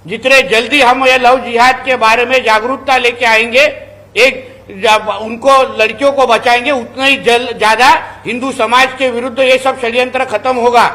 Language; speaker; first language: Hindi; non-native, local second language; Marathi